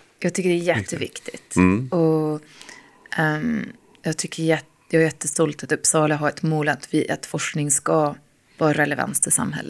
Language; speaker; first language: Swedish; non-native, fluent; English